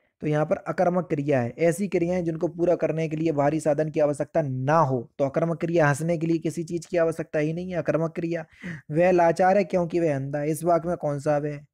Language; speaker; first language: Hindi; native; Hindi